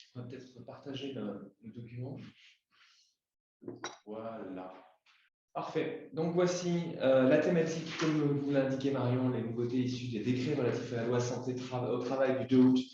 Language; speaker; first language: French; native; French